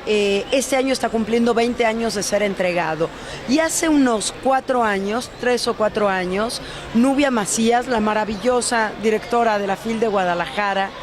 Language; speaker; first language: Spanish; native; Spanish